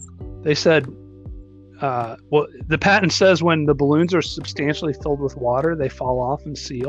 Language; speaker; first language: English; native; English